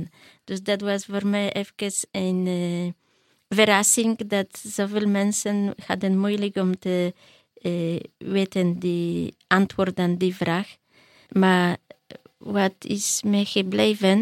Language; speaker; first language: Dutch; non-native, learner; Polish